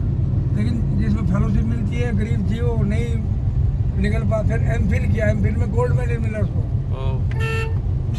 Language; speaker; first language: Hindi; native; Hindi